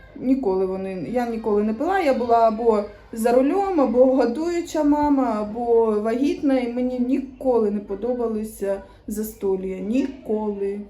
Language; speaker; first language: Ukrainian; native; Ukrainian